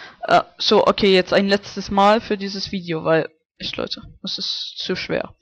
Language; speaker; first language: German; native; German